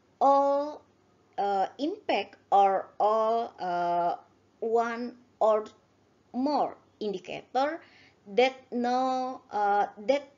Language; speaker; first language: English; non-native, learner; Indonesian